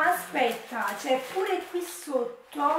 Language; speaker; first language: Italian; native; Italian